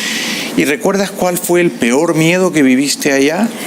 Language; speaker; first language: Spanish; native; Spanish